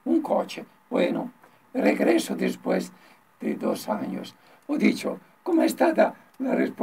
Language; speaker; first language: Spanish; non-native, learner; Italian